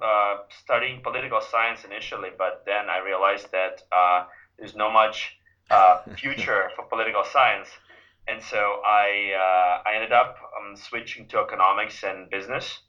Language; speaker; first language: English; non-native, fluent; Ukrainian